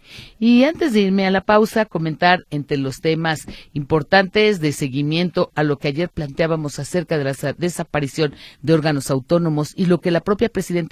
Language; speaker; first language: Spanish; native; Spanish